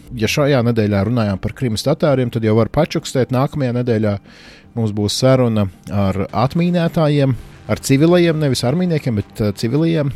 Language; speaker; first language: Latvian; native; Latvian